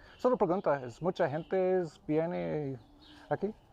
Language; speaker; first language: Spanish; non-native, learner; English